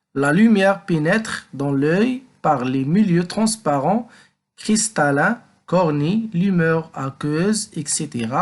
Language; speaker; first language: French; non-native, local second language; Arabic